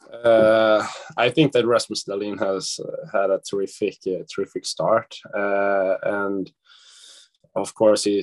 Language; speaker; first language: English; non-native, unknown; Swedish